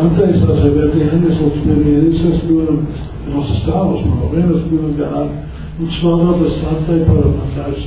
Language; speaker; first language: Spanish; non-native, learner; English